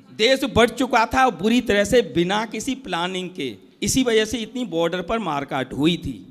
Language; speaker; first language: Hindi; native; Hindi